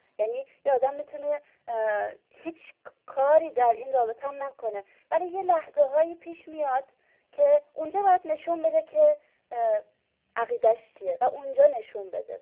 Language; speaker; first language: Persian; early bilingual, heritage; Persian